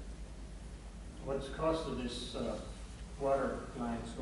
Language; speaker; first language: English; native; English